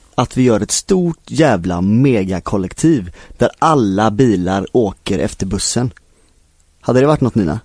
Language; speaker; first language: Swedish; native; Swedish